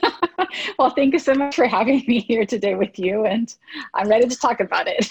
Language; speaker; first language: English; early bilingual, other home language; Portuguese